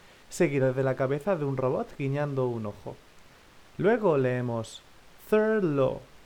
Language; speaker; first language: Spanish; native; Spanish